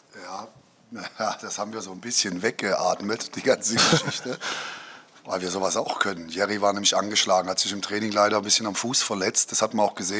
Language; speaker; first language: German; native; German